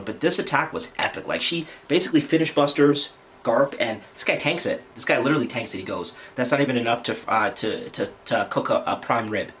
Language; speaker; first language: English; native; English